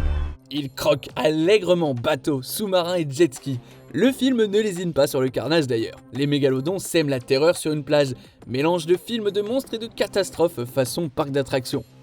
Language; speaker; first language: French; native; French